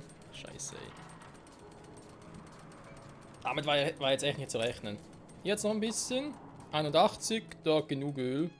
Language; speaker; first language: German; native; German